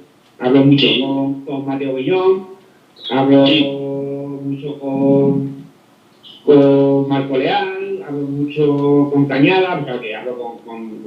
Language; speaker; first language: Spanish; native; Spanish